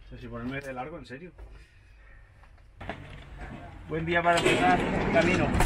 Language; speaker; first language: Spanish; native; Spanish